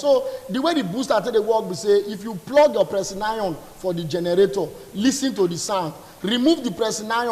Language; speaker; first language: English; non-native, local second language; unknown